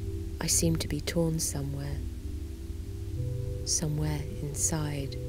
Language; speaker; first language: English; native; English